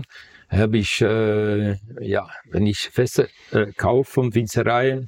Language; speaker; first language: German; non-native, fluent; Dutch